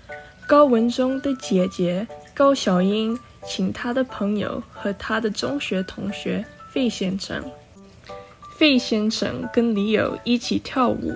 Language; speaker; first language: Chinese; non-native, learner; English